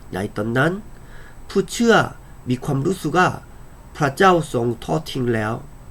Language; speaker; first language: Thai; non-native, fluent; Korean